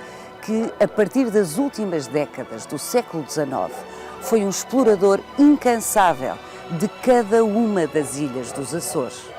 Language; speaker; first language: Portuguese; native; Portuguese